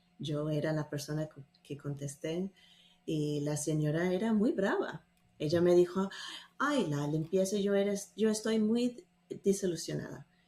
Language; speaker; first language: Spanish; non-native, fluent; English